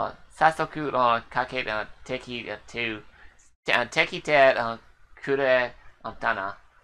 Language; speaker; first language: Japanese; non-native, learner; English